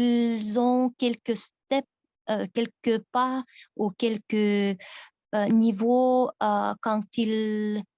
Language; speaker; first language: French; non-native, fluent; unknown